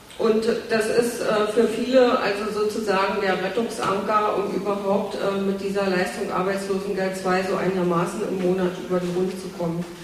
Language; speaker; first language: German; native; German